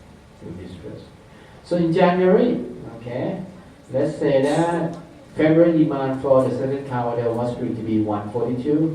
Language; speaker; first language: English; non-native, fluent; Thai